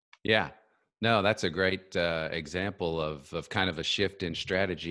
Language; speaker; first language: English; native; English